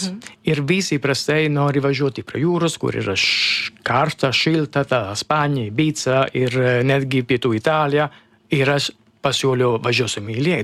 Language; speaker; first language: Lithuanian; non-native, learner; Italian